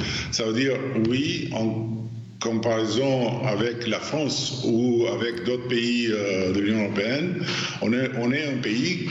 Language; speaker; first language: French; non-native, fluent; Albanian